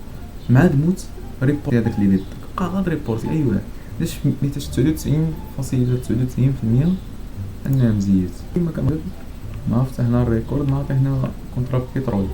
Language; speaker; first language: Arabic; native; Arabic